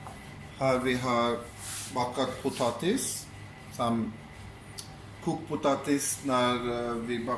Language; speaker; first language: Swedish; non-native, local second language; Punjabi